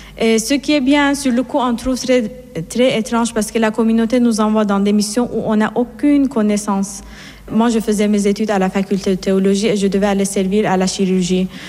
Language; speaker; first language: French; non-native, fluent; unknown